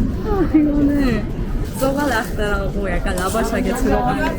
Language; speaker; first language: Korean; non-native, fluent; Persian